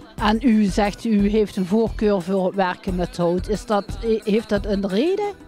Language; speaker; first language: Dutch; native; Dutch